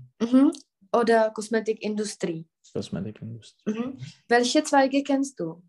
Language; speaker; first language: German; non-native, fluent; Czech